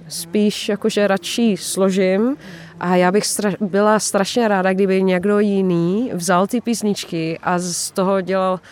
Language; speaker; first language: Czech; non-native, fluent; Dutch